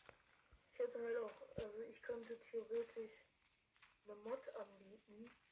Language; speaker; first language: German; native; German